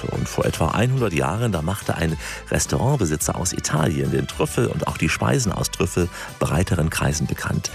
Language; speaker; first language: German; native; German